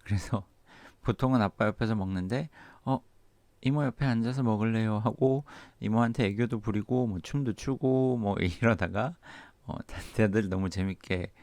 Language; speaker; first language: Korean; native; Korean